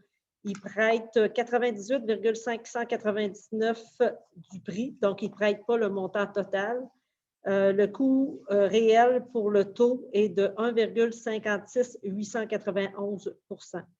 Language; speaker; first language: French; native; French